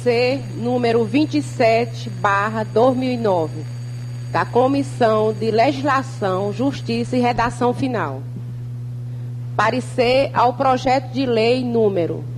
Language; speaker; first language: Portuguese; native; Portuguese